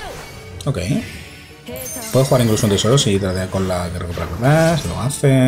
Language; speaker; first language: Spanish; native; Spanish